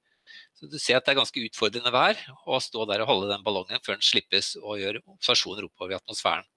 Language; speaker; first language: Norwegian; native; Norwegian